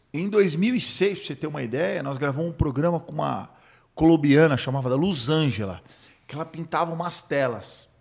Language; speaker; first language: Portuguese; early bilingual, other home language; Hebrew